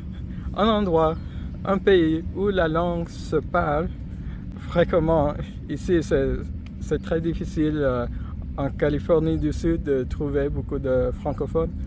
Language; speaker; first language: French; non-native, fluent; English